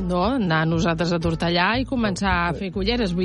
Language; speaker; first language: Catalan; native; Catalan